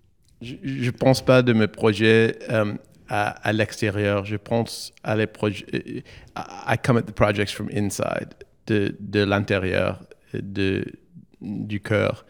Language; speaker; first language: French; non-native, learner; English